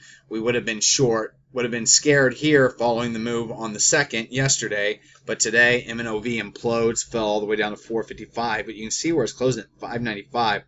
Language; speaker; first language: English; native; English